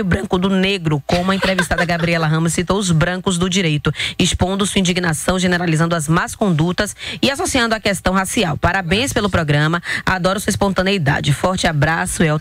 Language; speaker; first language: Portuguese; native; Portuguese